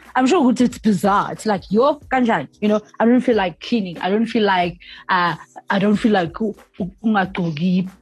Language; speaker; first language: English; non-native, local second language; Zulu